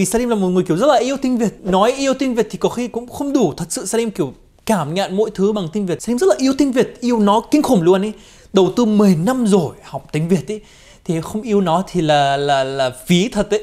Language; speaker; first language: Vietnamese; non-native, fluent; Arabic